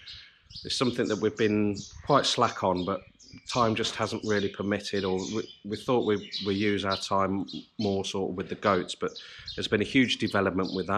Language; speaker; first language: English; native; English